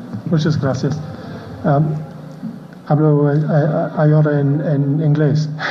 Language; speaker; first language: Spanish; non-native, learner; English